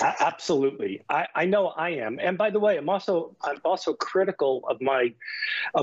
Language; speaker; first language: English; native; English